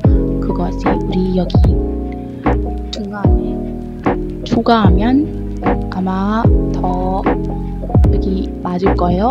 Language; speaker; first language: Korean; non-native, learner; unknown